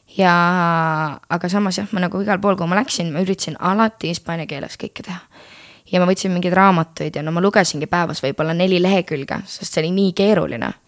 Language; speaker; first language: Estonian; native; Estonian